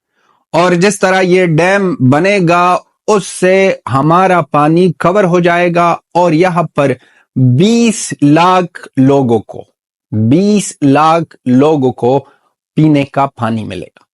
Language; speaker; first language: Hindi; non-native, fluent; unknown